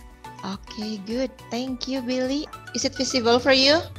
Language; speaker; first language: English; non-native, learner; Indonesian